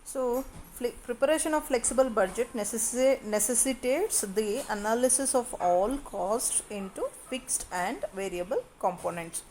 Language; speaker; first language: English; non-native, local second language; Kannada